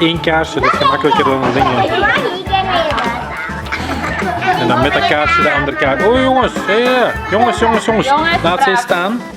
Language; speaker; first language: Dutch; native; Dutch